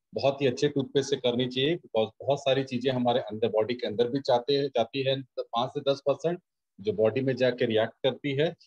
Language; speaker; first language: Hindi; native; Hindi